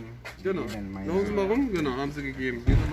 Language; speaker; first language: German; native; German